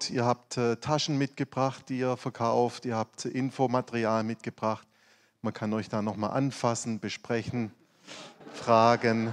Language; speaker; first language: German; native; German